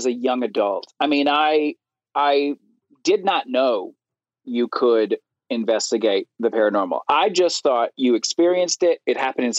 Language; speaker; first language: English; native; English